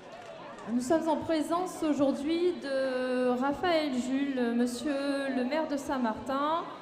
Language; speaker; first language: French; native; French